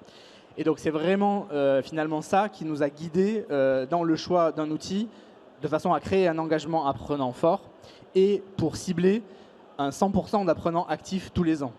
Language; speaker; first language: French; native; French